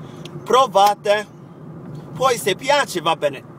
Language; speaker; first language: Italian; non-native, fluent; English